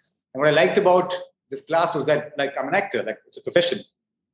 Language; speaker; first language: English; non-native, local second language; Hindi